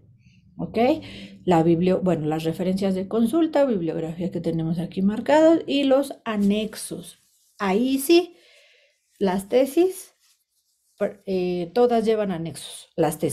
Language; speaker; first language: Spanish; native; Spanish